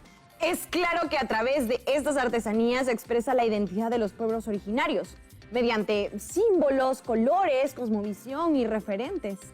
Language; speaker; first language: Spanish; native; Spanish